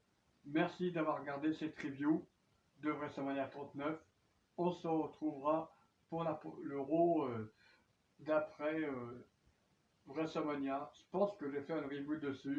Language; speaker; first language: French; native; French